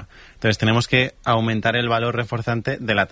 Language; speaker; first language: Spanish; native; Spanish